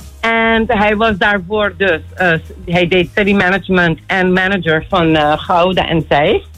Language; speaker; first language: Dutch; non-native, local second language; Papiamento